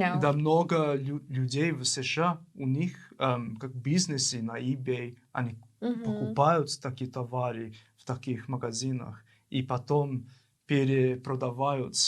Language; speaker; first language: Russian; non-native, learner; English